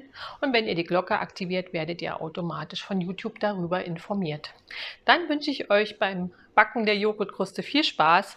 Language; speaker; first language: German; native; German